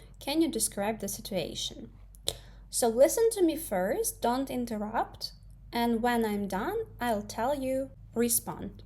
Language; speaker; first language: English; non-native, fluent; Ukrainian